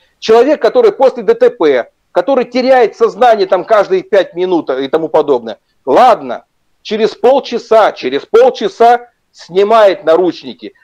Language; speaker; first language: Russian; native; Russian